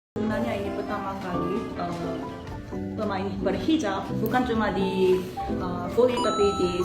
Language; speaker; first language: Indonesian; non-native, fluent; Korean